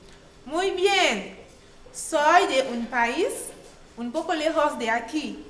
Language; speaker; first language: Spanish; non-native, learner; Haitian Creole